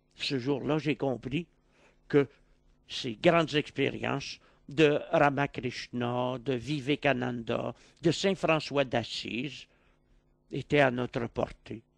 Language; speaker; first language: French; native; French